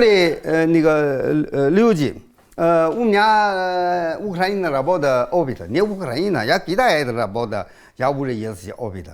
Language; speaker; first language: Russian; non-native, learner; Chinese